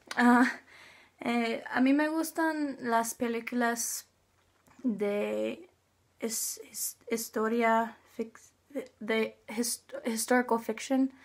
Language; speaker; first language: Spanish; non-native, learner; English